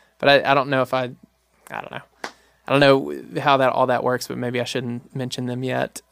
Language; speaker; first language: English; native; English